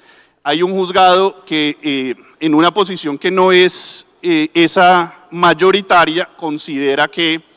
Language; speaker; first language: Spanish; native; Spanish